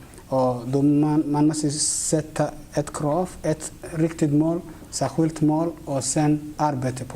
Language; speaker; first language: Swedish; non-native, learner; Somali